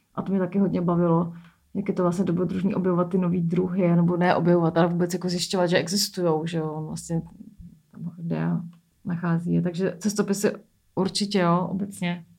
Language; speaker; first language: Czech; native; Czech